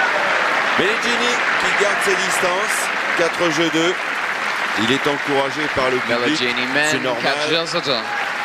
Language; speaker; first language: French; native; French